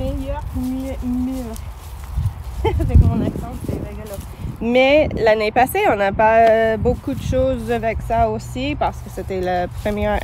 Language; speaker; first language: French; non-native, learner; English